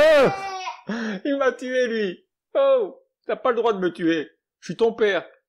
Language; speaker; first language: French; native; French